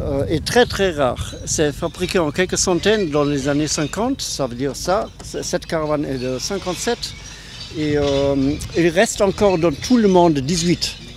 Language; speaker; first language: French; non-native, fluent; German